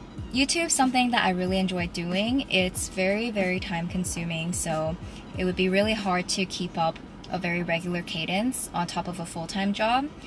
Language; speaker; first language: English; early bilingual, other home language; Chinese